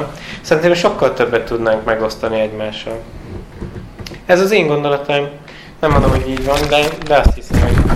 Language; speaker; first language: Hungarian; non-native, fluent; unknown